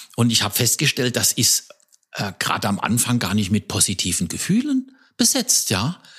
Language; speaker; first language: German; native; German